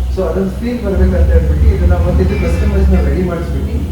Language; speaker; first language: Kannada; non-native, local second language; Punjabi